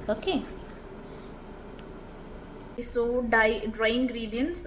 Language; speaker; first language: Telugu; non-native, learner; Marathi